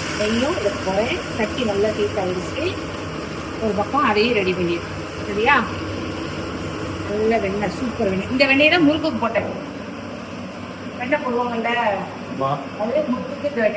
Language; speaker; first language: Tamil; native; Tamil